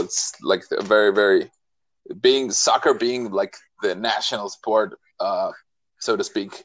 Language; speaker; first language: English; non-native, fluent; Spanish